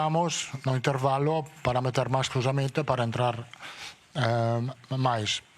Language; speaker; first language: Portuguese; non-native, learner; Italian